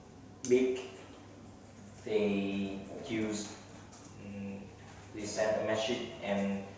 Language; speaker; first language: English; non-native, learner; Vietnamese